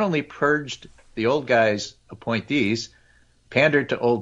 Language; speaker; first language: English; native; English